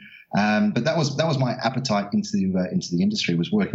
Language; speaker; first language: English; native; English